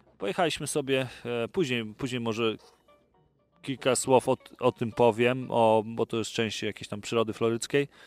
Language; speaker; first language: Polish; native; Polish